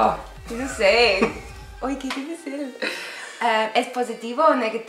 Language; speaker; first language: Spanish; non-native, learner; English